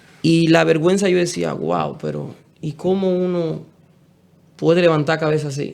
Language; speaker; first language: Spanish; native; Spanish